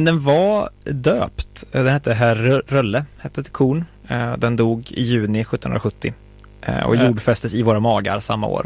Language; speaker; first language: Swedish; native; Swedish